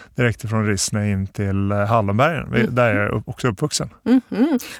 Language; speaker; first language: Swedish; early bilingual, other home language; Bosnian